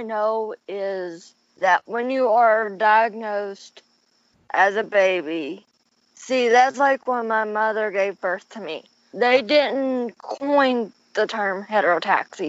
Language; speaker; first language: English; native; English